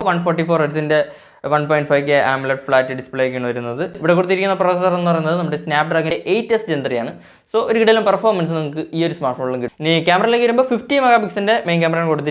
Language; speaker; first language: Malayalam; native; Malayalam